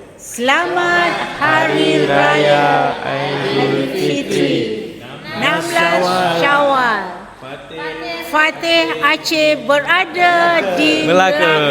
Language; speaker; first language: Malay; native; Malay